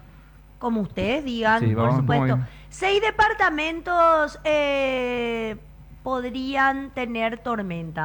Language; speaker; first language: Spanish; native; Spanish